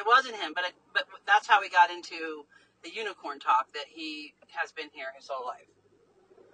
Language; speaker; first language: English; native; English